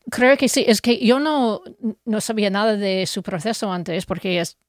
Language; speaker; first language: Spanish; non-native, fluent; English